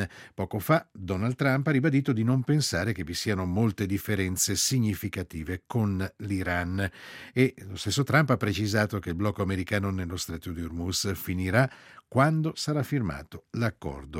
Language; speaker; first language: Italian; native; Italian